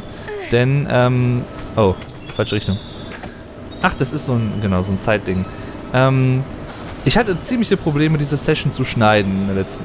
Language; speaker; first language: German; native; German